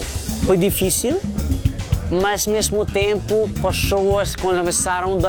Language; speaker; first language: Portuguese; non-native, fluent; Nepali